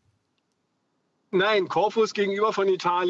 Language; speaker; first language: German; non-native, fluent; Greek